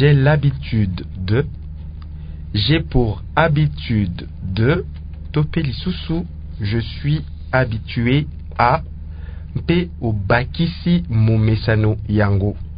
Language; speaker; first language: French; non-native, local second language; Lingala